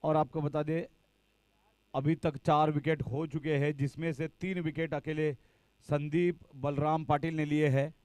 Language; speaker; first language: Hindi; non-native, local second language; Marathi